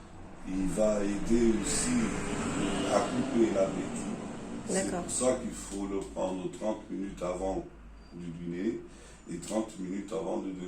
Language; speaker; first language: French; non-native, learner; Portuguese